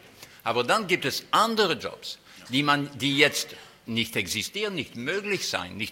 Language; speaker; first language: German; non-native, fluent; French